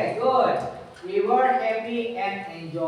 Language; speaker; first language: English; non-native, learner; Indonesian